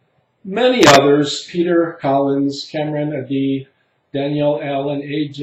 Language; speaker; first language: English; native; English